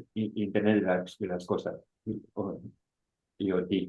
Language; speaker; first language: Spanish; non-native, fluent; French